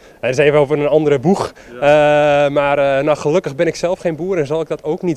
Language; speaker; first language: Dutch; native; Dutch